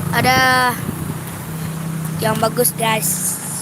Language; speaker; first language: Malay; non-native, local second language; Minangkabau